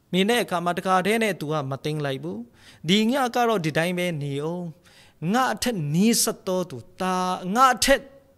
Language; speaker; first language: Burmese; non-native, local second language; Tedim Chin